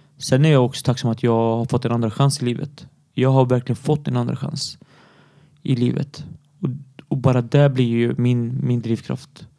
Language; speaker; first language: Swedish; early bilingual, other home language; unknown